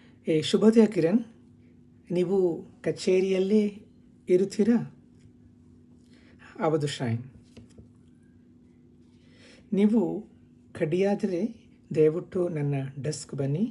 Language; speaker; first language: Kannada; non-native, learner; Malayalam